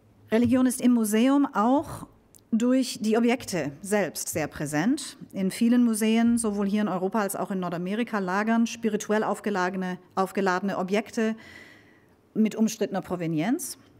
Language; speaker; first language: German; native; German